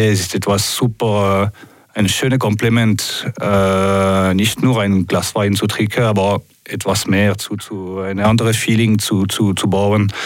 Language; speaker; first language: German; non-native, local second language; French